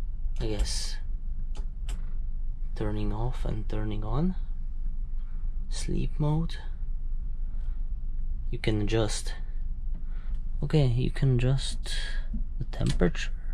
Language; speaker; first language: English; non-native, fluent; French